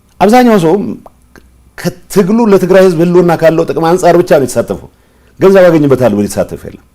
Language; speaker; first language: Amharic; non-native, local second language; Tigrinya